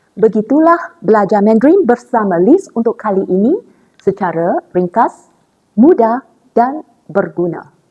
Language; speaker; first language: Malay; non-native, local second language; Chinese